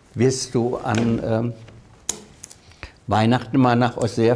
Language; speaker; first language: German; native; German